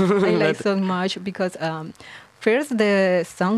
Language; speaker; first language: English; non-native, learner; Spanish